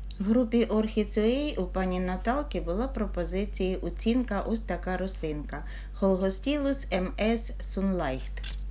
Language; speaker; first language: Ukrainian; native; Ukrainian